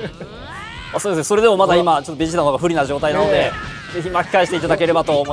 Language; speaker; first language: Japanese; native; Japanese